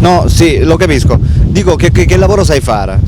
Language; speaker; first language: Italian; native; Italian